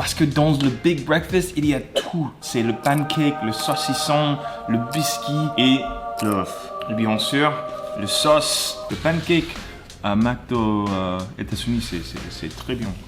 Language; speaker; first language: French; non-native, learner; English